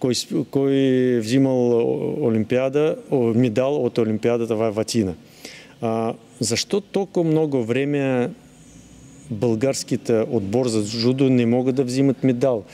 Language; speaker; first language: Bulgarian; non-native, learner; Russian